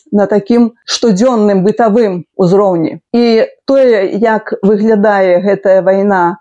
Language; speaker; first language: Belarusian; native; Belarusian